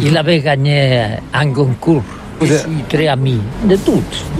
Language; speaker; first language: French; non-native, learner; Catalan